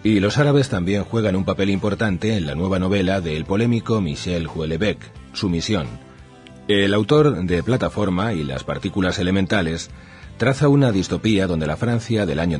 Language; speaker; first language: Spanish; native; Spanish